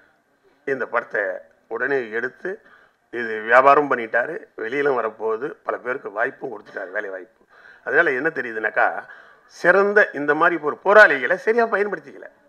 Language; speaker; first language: Tamil; native; Tamil